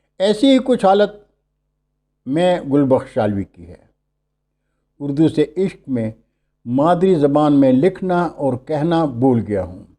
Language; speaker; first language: Urdu; non-native, local second language; Pashto